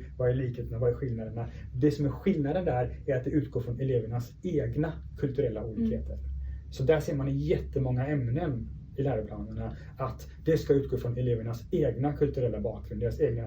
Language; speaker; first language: Swedish; early bilingual, other home language; Persian